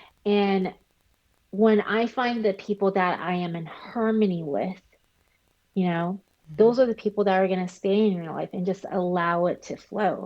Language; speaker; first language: English; early bilingual, other home language; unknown